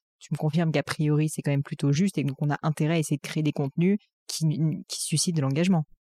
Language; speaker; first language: French; native; French